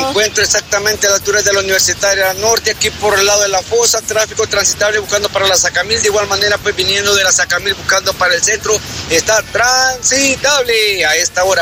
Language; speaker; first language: Spanish; native; Spanish